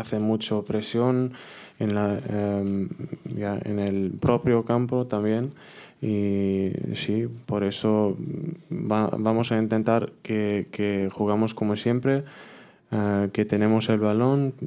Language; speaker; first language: Spanish; non-native, fluent; German